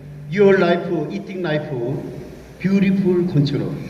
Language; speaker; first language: English; non-native, learner; Korean